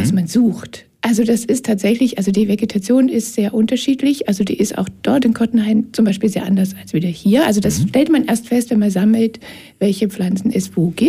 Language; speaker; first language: German; native; German